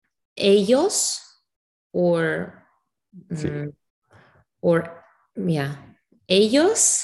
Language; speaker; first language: Spanish; non-native, learner; English